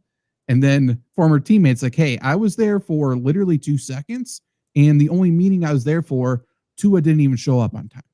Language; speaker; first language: English; native; English